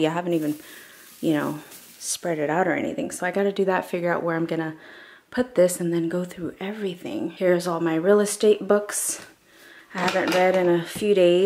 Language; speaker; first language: English; native; English